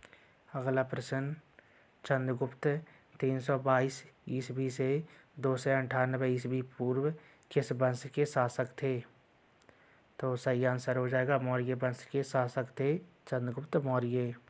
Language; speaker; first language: Hindi; native; Hindi